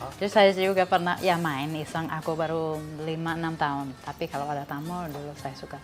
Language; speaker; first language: Indonesian; non-native, fluent; English